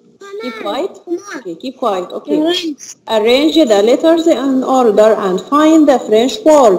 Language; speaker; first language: English; non-native, learner; Arabic